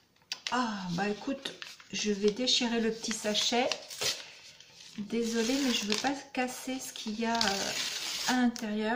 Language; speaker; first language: French; native; French